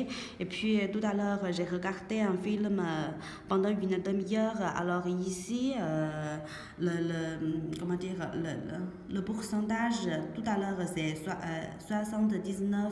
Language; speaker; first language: French; non-native, learner; Chinese